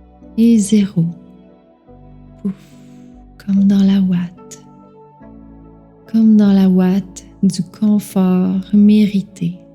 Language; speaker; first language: French; native; French